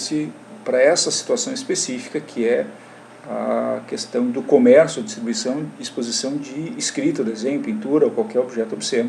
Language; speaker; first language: Portuguese; native; Portuguese